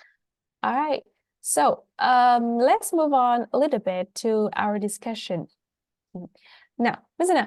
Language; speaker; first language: English; non-native, fluent; Vietnamese